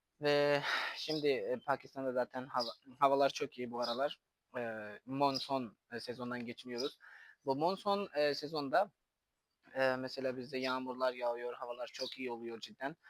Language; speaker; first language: Turkish; non-native, fluent; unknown